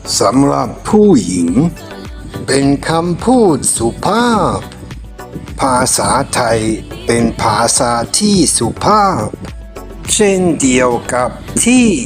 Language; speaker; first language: Thai; non-native, fluent; German